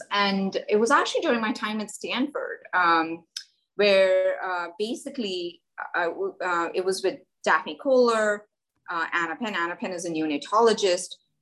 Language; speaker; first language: English; non-native, local second language; Hindi